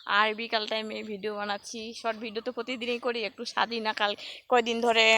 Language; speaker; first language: Bangla; non-native, local second language; Rangpuri